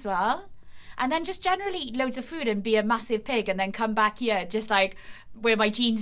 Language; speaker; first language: English; native; English